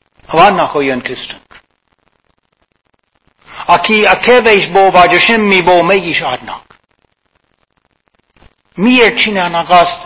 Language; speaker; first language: Hungarian; non-native, fluent; English